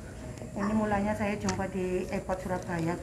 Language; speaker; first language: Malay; non-native, local second language; Javanese